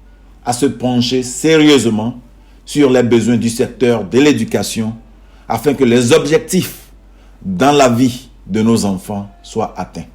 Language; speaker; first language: French; native; French